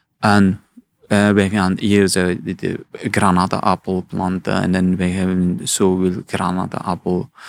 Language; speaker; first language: Dutch; non-native, learner; Persian